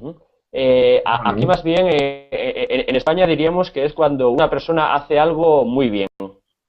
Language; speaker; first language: Spanish; native; Spanish